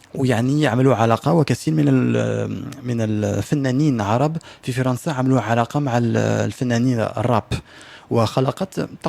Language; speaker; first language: Arabic; non-native, learner; French